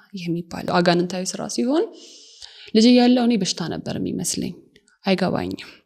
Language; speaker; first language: Amharic; native; Amharic